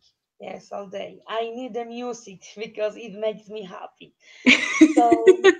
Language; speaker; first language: English; non-native, learner; Spanish